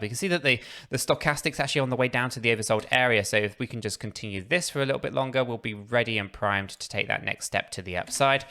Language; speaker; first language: English; native; English